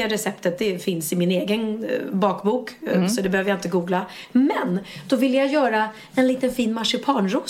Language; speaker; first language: Swedish; native; Swedish